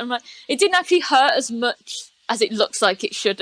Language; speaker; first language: English; native; English